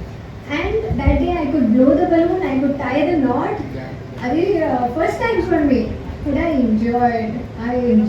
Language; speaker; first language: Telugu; non-native, learner; Hindi